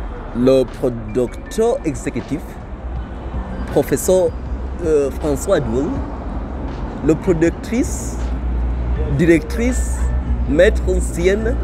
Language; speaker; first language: French; non-native, learner; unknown